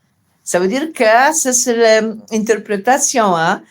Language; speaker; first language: French; non-native, fluent; Polish